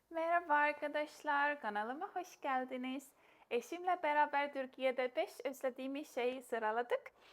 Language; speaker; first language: Turkish; non-native, fluent; Estonian